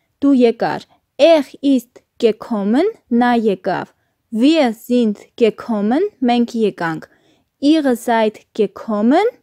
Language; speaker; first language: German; non-native, fluent; Armenian